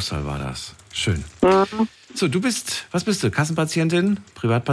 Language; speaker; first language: German; native; German